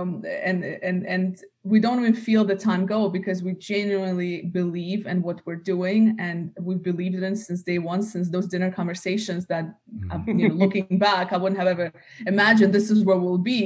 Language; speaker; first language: English; native; English